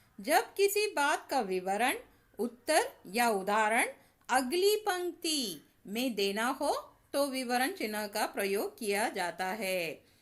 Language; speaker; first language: Hindi; non-native, local second language; Tamil